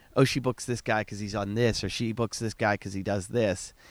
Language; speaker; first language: English; native; English